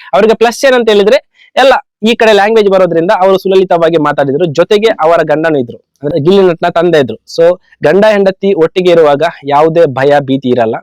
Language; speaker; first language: Kannada; non-native, local second language; Tulu